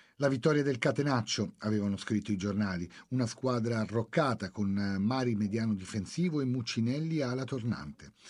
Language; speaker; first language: Italian; native; Italian